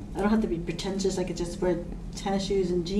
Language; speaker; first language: English; non-native, local second language; Cantonese